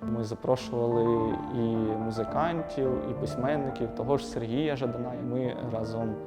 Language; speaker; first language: Ukrainian; native; Ukrainian